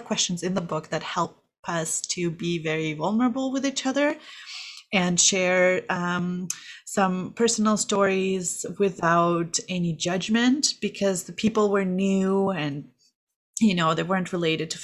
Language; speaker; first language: English; non-native, fluent; Kazakh